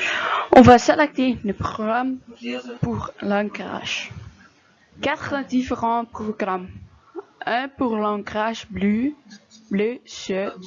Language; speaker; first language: French; non-native, local second language; Dutch